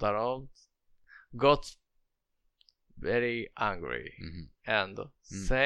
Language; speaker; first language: English; non-native, learner; Japanese